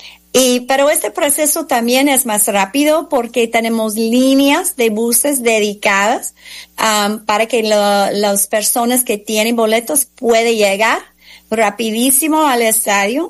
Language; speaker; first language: Spanish; non-native, fluent; English